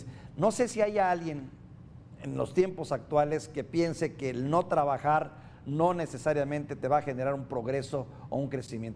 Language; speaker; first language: Spanish; native; Spanish